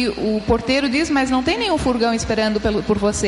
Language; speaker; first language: Portuguese; native; Portuguese